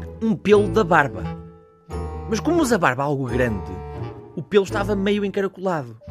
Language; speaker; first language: Portuguese; native; Portuguese